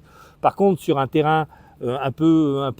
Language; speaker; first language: French; native; French